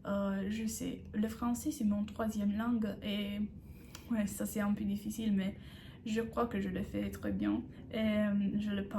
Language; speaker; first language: French; non-native, learner; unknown